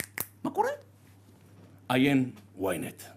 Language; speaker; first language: Hebrew; native; Hebrew